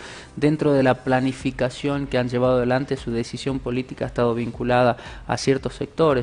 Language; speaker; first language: Spanish; native; Spanish